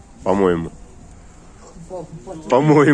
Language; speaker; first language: Russian; native; Russian